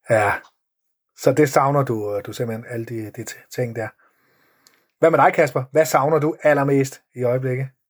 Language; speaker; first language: Danish; native; Danish